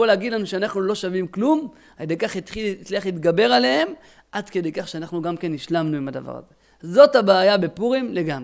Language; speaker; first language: Hebrew; native; Hebrew